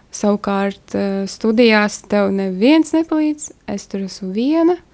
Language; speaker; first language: Latvian; native; Latvian